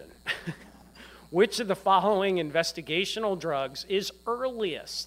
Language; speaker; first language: English; native; English